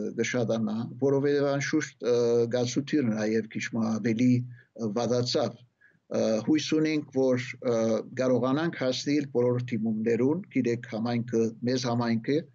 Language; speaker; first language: Armenian; early bilingual, heritage; Armenian